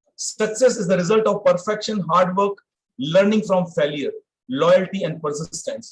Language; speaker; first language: English; non-native, fluent; Hindi